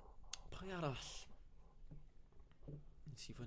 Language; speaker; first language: Welsh; native; Welsh